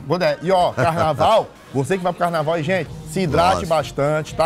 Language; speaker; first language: Portuguese; native; Portuguese